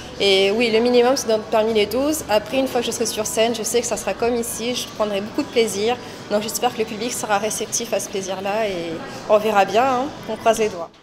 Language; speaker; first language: French; native; French